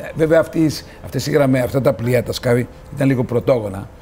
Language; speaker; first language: Greek; native; Greek